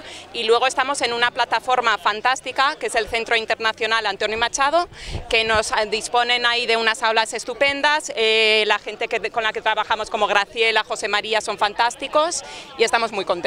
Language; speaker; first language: Spanish; native; Spanish